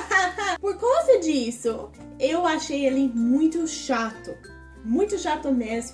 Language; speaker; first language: Portuguese; non-native, fluent; English